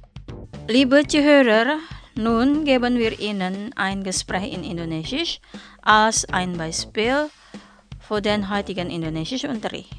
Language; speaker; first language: German; non-native, fluent; Indonesian